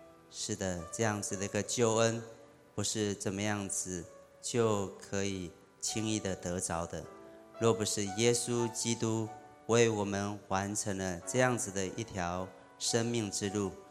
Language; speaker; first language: Chinese; native; Chinese